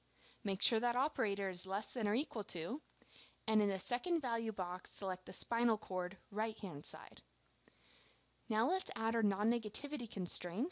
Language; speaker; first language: English; native; English